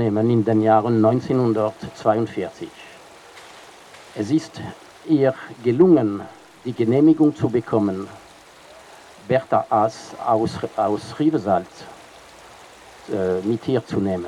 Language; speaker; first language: German; non-native, fluent; French